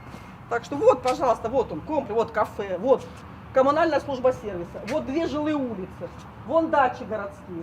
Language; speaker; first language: Russian; native; Russian